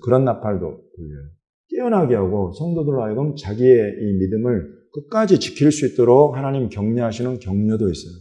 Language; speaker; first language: Korean; native; Korean